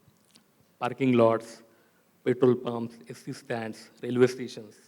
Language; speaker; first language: English; non-native, local second language; Marathi